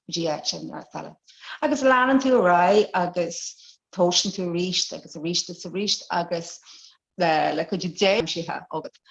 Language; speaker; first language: Irish; non-native, local second language; English